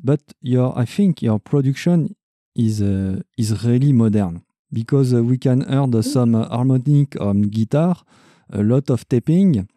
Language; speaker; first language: English; non-native, learner; French